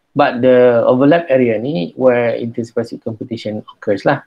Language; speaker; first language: English; non-native, local second language; Malay